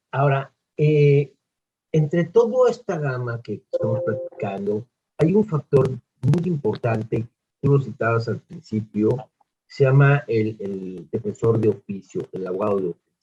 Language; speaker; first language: Spanish; native; Spanish